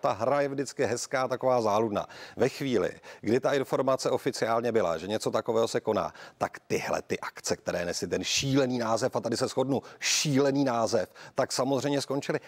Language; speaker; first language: Czech; native; Czech